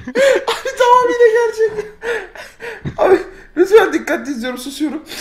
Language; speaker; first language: Turkish; native; Turkish